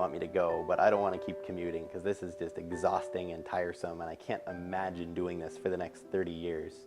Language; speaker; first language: English; native; English